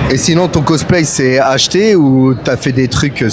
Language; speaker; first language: French; native; French